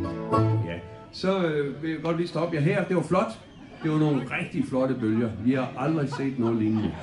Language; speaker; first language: Danish; native; Danish